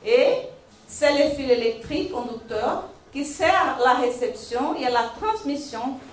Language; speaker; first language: French; non-native, fluent; Portuguese